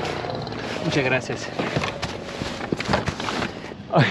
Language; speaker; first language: Spanish; non-native, learner; Turkish